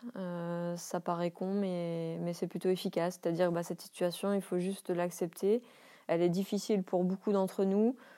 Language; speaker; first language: French; native; French